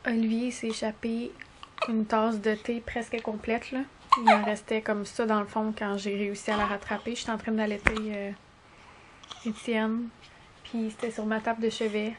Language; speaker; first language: French; native; French